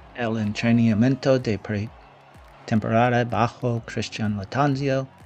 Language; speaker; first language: Spanish; non-native, learner; English